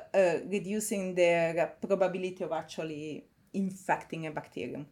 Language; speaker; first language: English; non-native, fluent; Italian